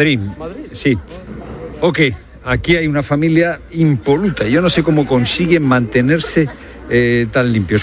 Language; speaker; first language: Spanish; native; Spanish